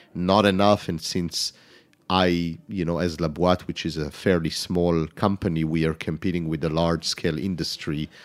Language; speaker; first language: English; non-native, fluent; Hebrew